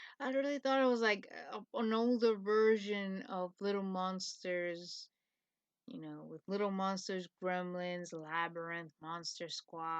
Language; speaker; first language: English; native; English